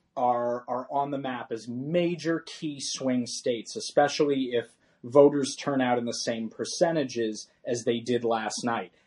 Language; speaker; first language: English; native; English